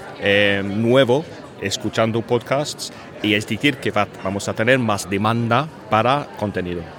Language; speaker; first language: Spanish; non-native, fluent; English